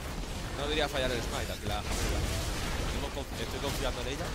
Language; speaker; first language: Spanish; native; Spanish